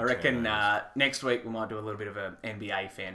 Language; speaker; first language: English; native; English